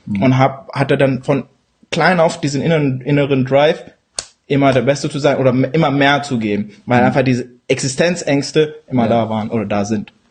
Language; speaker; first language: German; early bilingual, other home language; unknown